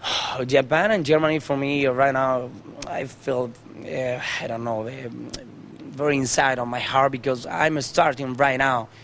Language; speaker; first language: English; non-native, learner; Spanish